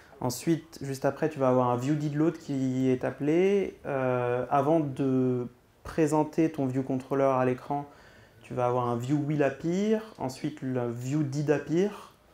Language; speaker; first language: French; native; French